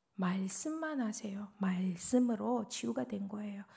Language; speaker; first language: Korean; non-native, fluent; Russian